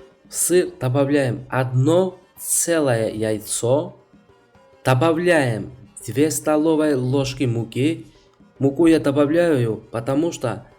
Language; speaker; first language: Russian; non-native, fluent; Georgian